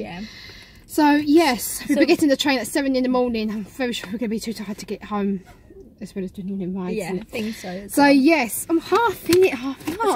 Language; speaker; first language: English; native; English